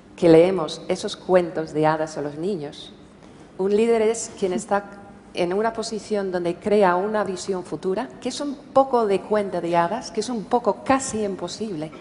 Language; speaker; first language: Spanish; non-native, fluent; English